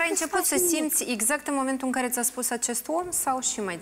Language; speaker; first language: Romanian; native; Romanian